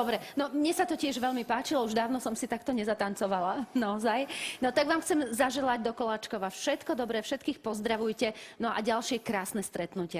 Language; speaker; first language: Slovak; native; Slovak